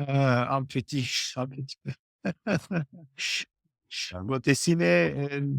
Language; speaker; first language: French; non-native, learner; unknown